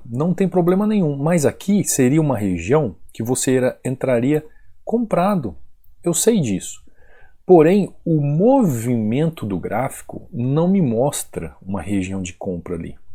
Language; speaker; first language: Portuguese; native; Portuguese